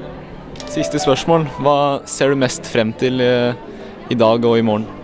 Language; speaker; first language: Norwegian; native; Norwegian